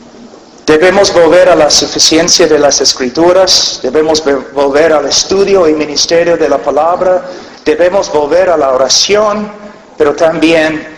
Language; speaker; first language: Spanish; non-native, fluent; English